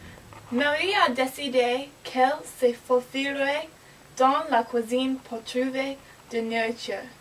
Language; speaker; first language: French; non-native, learner; English